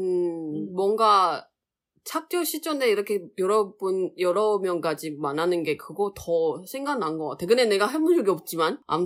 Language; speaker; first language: Korean; non-native, learner; Chinese